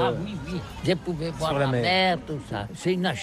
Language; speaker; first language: French; non-native, learner; Catalan